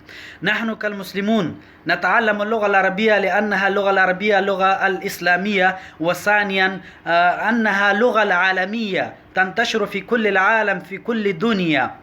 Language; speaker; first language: Arabic; non-native, learner; Pashto